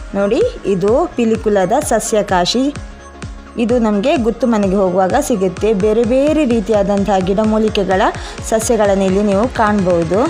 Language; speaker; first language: Kannada; non-native, local second language; Tulu